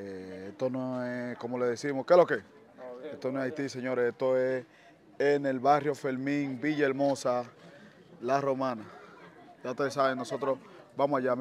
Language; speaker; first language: Spanish; native; Spanish